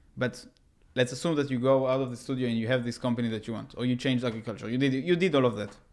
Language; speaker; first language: English; non-native, fluent; Hebrew